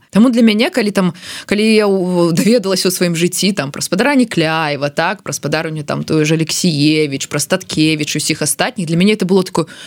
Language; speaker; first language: Belarusian; non-native, local second language; Russian